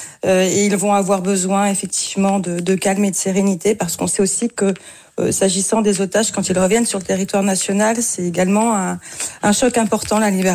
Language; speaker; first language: French; native; French